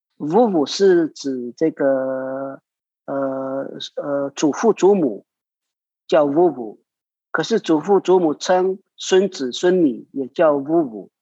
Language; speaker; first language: Chinese; non-native, local second language; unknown